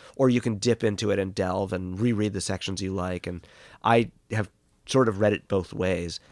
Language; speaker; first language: English; native; English